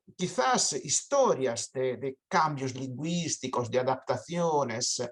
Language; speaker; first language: Spanish; non-native, fluent; Italian